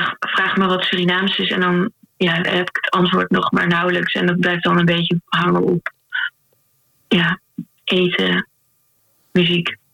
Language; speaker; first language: Dutch; native; Dutch